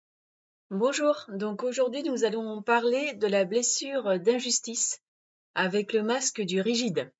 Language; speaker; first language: French; native; French